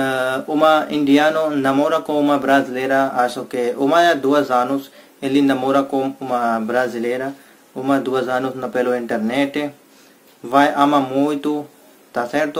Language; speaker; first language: Portuguese; non-native, learner; Hindi